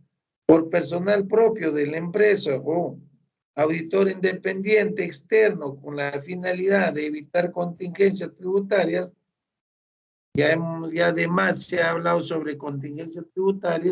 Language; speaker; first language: Spanish; native; Spanish